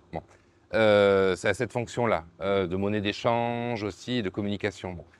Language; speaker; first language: French; native; French